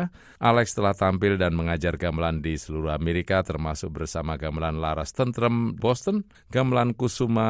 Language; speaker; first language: Indonesian; native; Indonesian